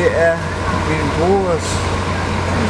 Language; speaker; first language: Danish; non-native, fluent; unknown